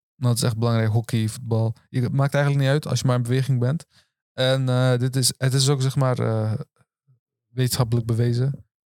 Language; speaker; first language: Dutch; early bilingual, other home language; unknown